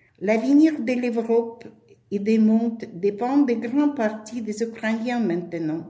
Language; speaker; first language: French; non-native, learner; Ukrainian